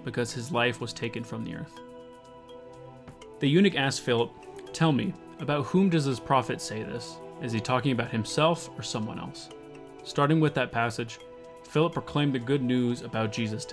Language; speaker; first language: English; native; English